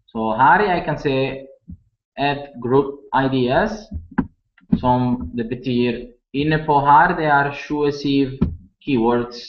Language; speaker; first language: Norwegian; non-native, learner; Italian